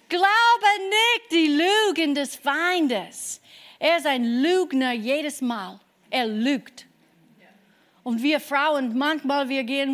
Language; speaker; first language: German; non-native, fluent; English